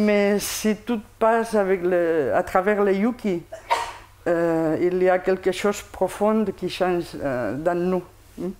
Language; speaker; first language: French; non-native, fluent; Spanish